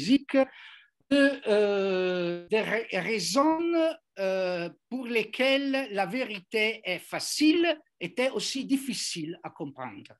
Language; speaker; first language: French; non-native, fluent; Italian